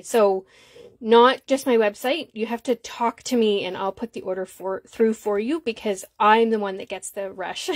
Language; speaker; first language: English; native; English